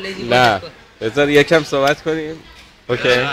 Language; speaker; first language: Persian; non-native, learner; Chinese